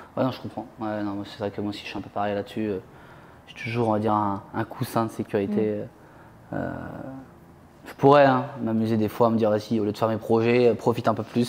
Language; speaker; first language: French; native; French